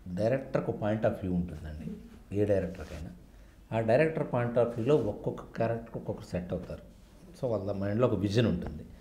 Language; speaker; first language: Telugu; native; Telugu